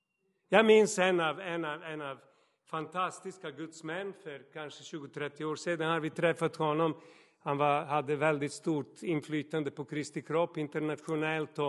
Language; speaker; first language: Swedish; non-native, fluent; Serbian